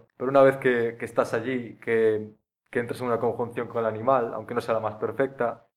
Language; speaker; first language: Spanish; native; Spanish